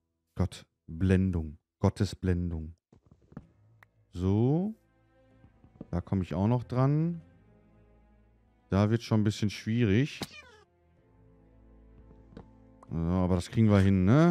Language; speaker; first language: German; native; German